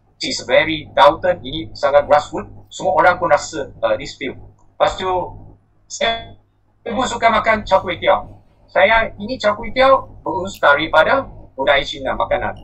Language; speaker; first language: Malay; non-native, local second language; Chinese